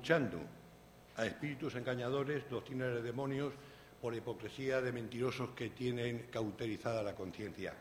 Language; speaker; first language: Spanish; native; Spanish